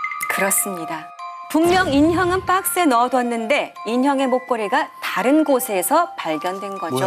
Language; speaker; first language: Korean; native; Korean